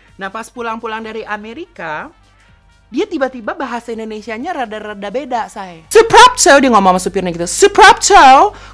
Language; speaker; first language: Indonesian; native; Indonesian